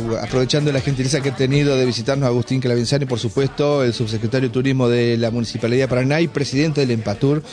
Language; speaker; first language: Spanish; native; Spanish